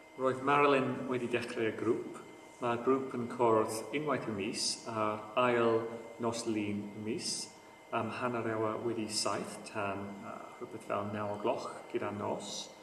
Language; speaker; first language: Welsh; non-native, local second language; English